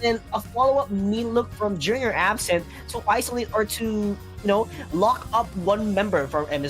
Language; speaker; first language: English; non-native, local second language; Filipino